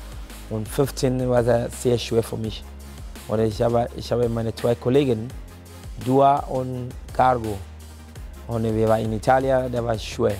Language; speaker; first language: German; non-native, fluent; Akan